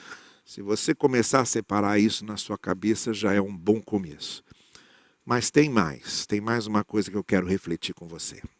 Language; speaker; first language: Portuguese; native; Portuguese